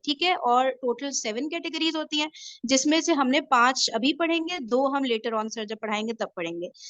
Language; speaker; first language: Urdu; native; Urdu